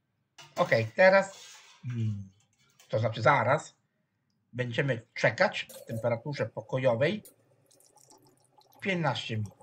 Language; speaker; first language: Polish; non-native, fluent; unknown